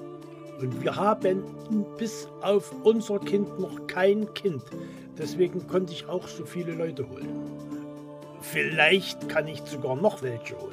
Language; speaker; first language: German; native; German